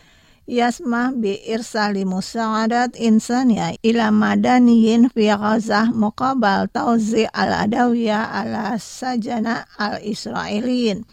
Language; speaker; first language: Arabic; non-native, fluent; Indonesian